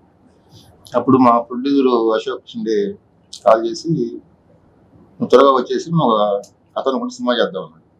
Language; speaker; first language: Telugu; native; Telugu